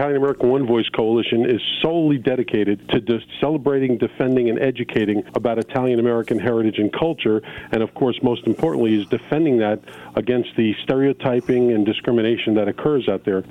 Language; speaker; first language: English; early bilingual, other home language; Sicilian